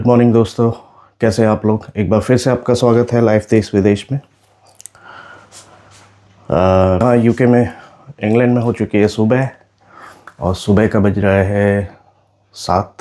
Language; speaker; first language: Hindi; native; Hindi